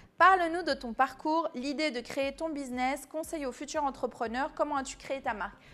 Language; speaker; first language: French; early bilingual, other home language; Arabic